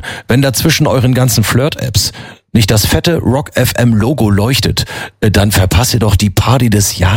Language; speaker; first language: German; native; German